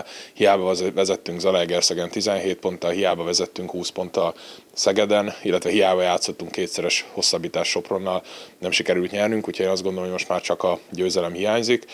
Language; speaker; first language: Hungarian; native; Hungarian